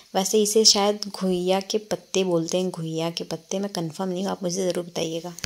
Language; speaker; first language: Hindi; non-native, local second language; Bangla